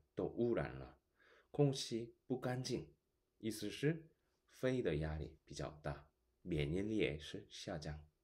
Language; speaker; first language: Chinese; non-native, fluent; Korean